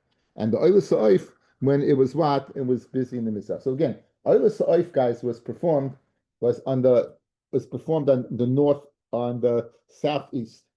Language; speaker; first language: English; native; English